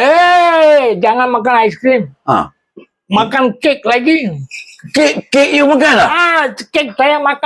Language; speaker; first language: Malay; non-native, local second language; Tamil